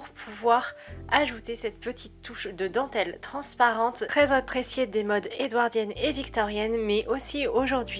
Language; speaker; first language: French; native; French